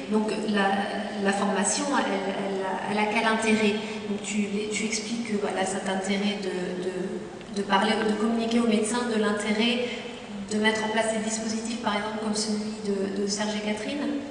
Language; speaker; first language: French; native; French